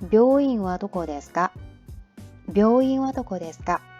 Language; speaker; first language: Japanese; non-native, fluent; Korean